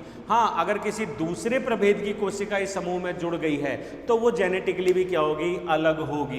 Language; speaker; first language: Hindi; native; Hindi